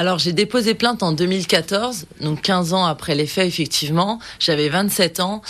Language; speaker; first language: French; native; French